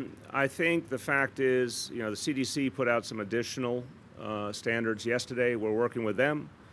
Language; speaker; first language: English; native; English